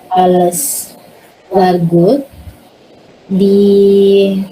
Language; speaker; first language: German; non-native, learner; Indonesian